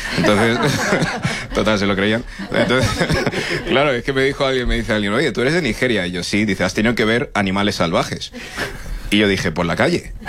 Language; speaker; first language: Spanish; early bilingual, other home language; English